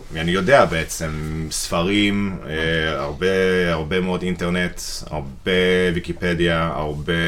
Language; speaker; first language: Hebrew; non-native, fluent; English